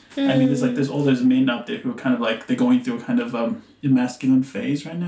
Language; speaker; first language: English; native; English